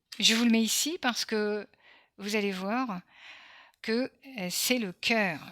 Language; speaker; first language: French; early bilingual, other home language; Portuguese